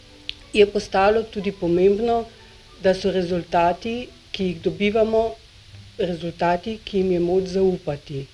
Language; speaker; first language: Slovenian; native; Slovenian